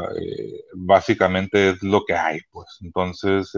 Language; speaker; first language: Spanish; early bilingual, heritage; Spanish